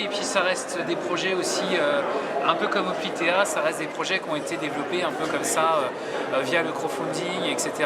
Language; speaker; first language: French; native; French